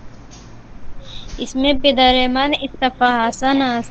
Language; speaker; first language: Persian; non-native, learner; Urdu